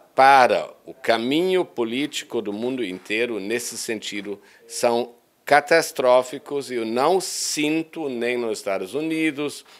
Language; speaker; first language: Portuguese; non-native, fluent; German